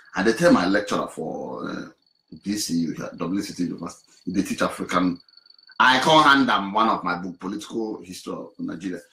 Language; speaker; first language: Nigerian Pidgin; non-native, local second language; Igbo